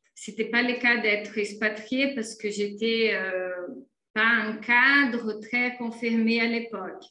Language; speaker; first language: French; non-native, fluent; Portuguese